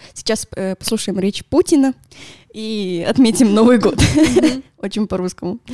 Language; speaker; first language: Russian; non-native, fluent; Spanish